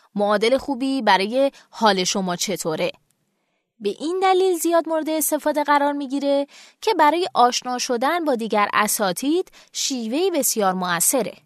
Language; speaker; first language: Persian; native; Persian